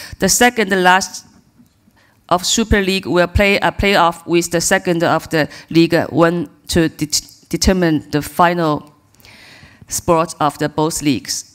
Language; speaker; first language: English; non-native, learner; Chinese